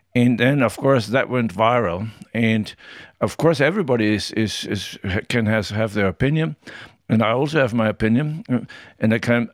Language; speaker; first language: English; non-native, fluent; German